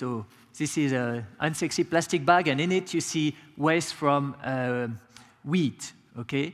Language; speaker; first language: English; non-native, fluent; French